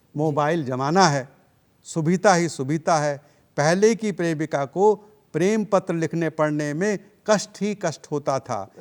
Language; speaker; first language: Hindi; native; Hindi